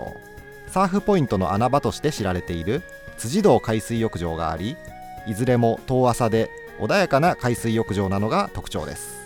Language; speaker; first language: Japanese; native; Japanese